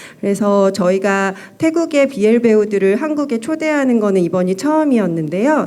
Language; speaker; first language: Korean; native; Korean